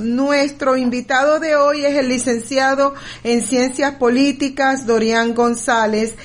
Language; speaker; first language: Spanish; native; Spanish